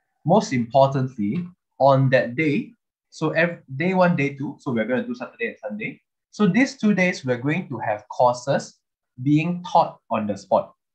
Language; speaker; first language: English; non-native, local second language; Chinese